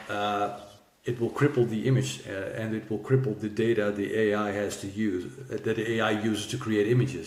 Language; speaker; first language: English; non-native, fluent; Dutch